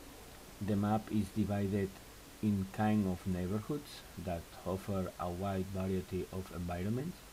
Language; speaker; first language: English; non-native, fluent; Spanish